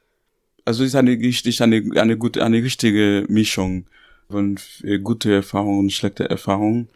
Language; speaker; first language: German; non-native, learner; Haitian Creole